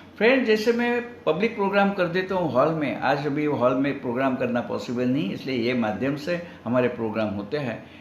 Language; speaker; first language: Hindi; non-native, local second language; Marathi